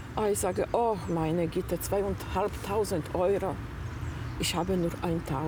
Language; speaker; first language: German; non-native, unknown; Polish